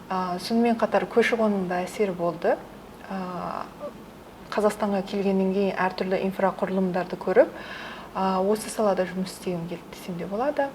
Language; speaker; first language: Kazakh; early bilingual, heritage; Kazakh